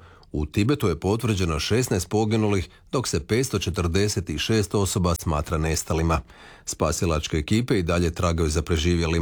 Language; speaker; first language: Serbian; native; Serbian